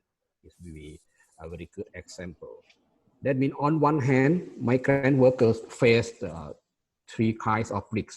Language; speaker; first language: English; non-native, fluent; Thai